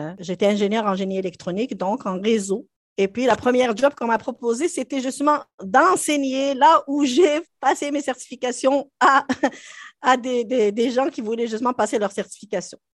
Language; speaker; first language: French; non-native, local second language; Arabic